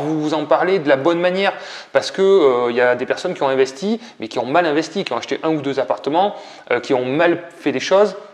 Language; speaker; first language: French; native; French